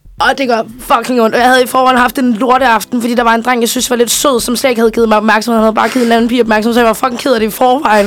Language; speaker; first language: Danish; early bilingual, other home language; Spanish